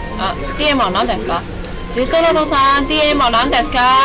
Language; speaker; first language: Japanese; non-native, learner; Cantonese